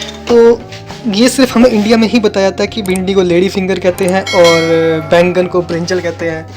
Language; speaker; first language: Hindi; native; Hindi